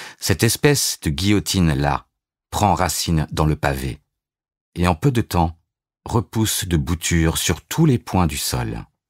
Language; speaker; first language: French; native; French